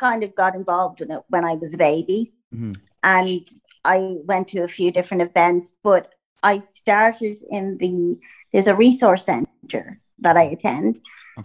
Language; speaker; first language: English; native; English